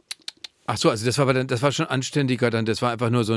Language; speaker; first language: German; native; German